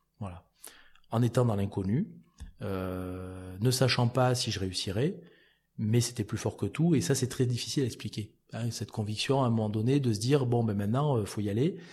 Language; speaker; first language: French; native; French